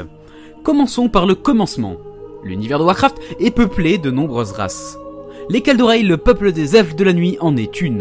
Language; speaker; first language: French; native; French